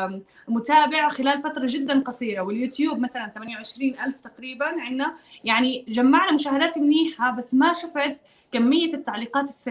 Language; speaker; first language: Arabic; native; Arabic